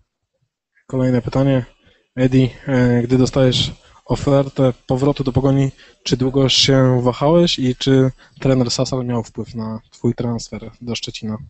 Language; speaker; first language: Polish; native; Polish